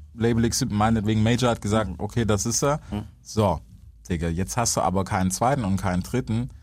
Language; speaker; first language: German; native; German